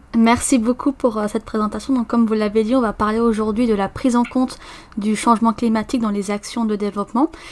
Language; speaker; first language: French; native; French